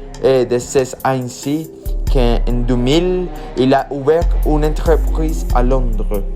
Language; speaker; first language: French; non-native, learner; Spanish